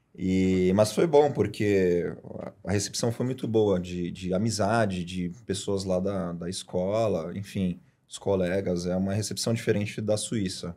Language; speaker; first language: Portuguese; early bilingual, other home language; German